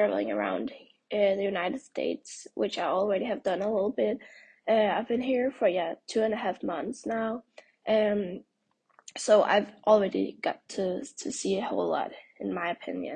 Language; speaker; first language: English; non-native, fluent; Danish